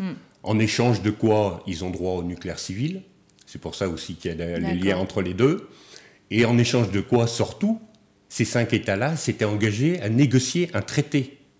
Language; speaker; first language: French; native; French